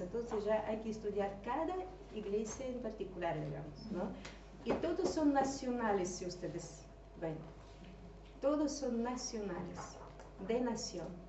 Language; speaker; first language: Spanish; non-native, fluent; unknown